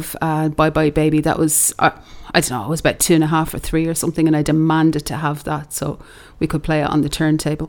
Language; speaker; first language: English; native; English